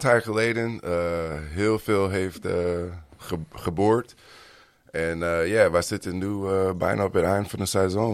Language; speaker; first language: Dutch; non-native, learner; English